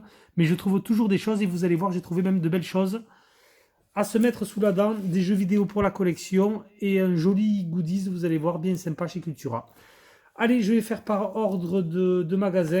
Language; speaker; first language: French; native; French